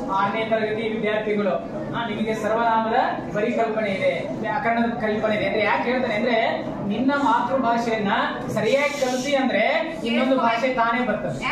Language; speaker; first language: Kannada; native; Kannada